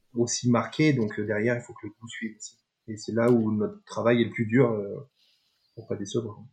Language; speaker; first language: French; native; French